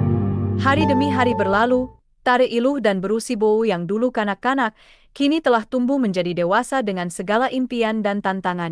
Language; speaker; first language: Indonesian; native; Indonesian